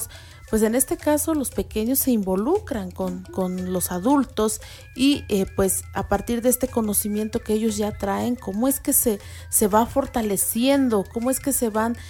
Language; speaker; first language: Spanish; native; Spanish